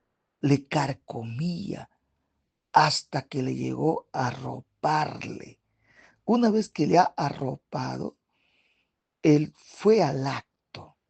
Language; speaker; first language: Spanish; native; Spanish